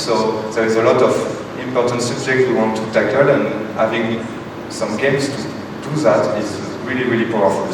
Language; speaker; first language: English; non-native, fluent; French